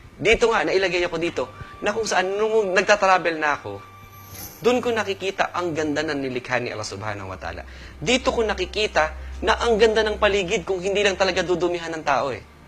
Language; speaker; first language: Filipino; native; Filipino